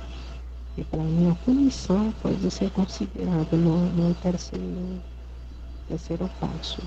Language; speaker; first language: Portuguese; non-native, learner; Haitian Creole